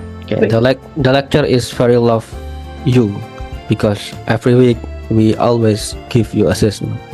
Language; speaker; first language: English; non-native, learner; Indonesian